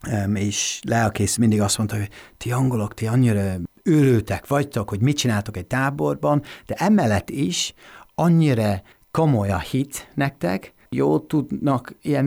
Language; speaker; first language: Hungarian; non-native, fluent; English